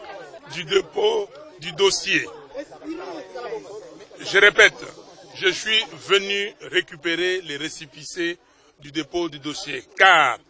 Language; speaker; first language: French; non-native, local second language; Lingala